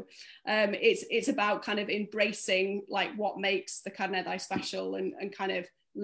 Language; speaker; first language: English; native; English